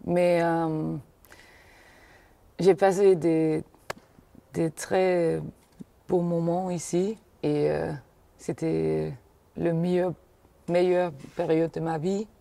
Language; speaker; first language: French; non-native, fluent; Danish